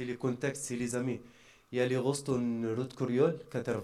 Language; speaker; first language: French; non-native, learner; Arabic